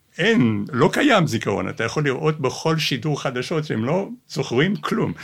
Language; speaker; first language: Hebrew; non-native, fluent; English